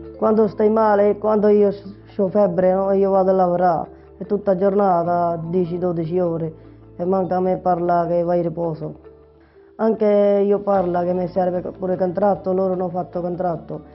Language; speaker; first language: Italian; non-native, learner; Punjabi